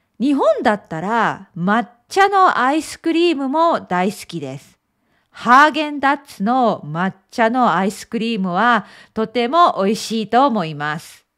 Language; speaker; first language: Japanese; native; Japanese